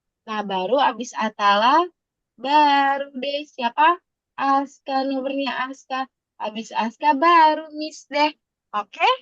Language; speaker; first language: Indonesian; native; Indonesian